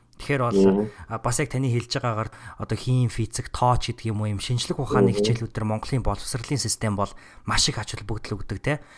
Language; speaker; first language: Mongolian; native; Mongolian